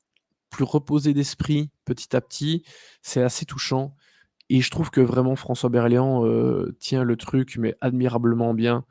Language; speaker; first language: French; native; French